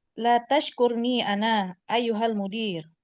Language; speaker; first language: Arabic; non-native, learner; Indonesian